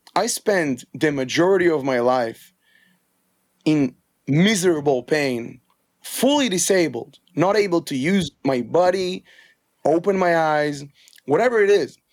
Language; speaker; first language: English; non-native, fluent; Hebrew